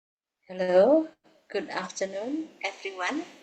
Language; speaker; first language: English; non-native, fluent; Indonesian